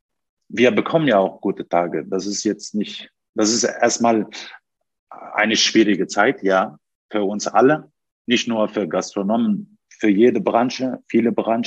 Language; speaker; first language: German; non-native, learner; Turkish